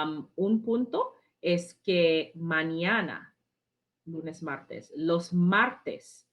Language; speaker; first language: Spanish; non-native, fluent; English